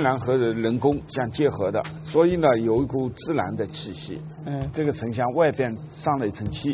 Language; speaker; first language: Chinese; native; Chinese